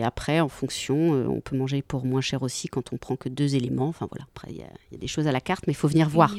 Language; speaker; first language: French; native; French